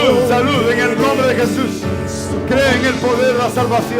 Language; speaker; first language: Spanish; native; Spanish